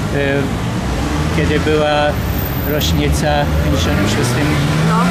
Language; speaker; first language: Polish; non-native, learner; Hungarian